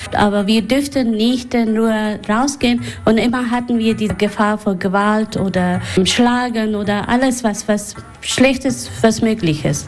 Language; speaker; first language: German; non-native, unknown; Persian